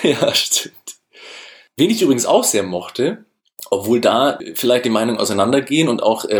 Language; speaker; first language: German; native; German